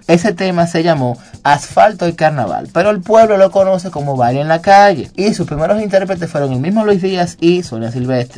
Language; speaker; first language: Spanish; native; Spanish